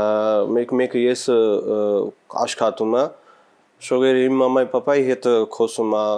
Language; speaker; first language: Armenian; non-native, learner; Punjabi